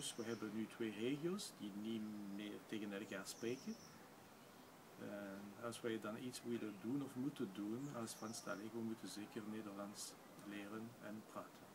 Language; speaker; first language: Dutch; non-native, local second language; French